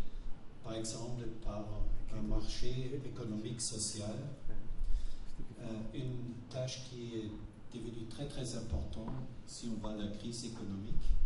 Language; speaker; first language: French; non-native, fluent; German